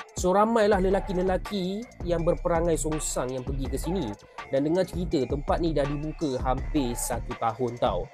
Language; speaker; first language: Malay; native; Malay